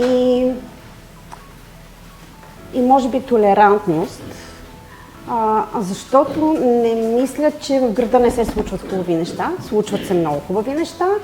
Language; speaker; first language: Bulgarian; native; Bulgarian